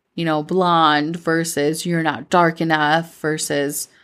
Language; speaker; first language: English; early bilingual, other home language; Spanish